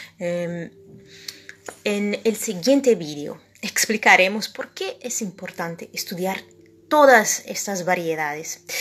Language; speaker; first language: Spanish; non-native, fluent; Portuguese